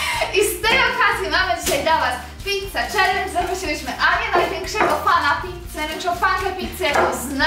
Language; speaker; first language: Polish; native; Polish